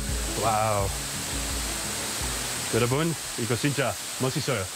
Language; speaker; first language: Korean; non-native, learner; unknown